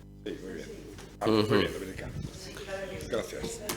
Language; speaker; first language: Spanish; native; Spanish